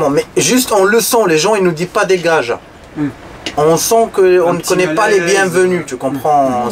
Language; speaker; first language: French; non-native, local second language; Arabic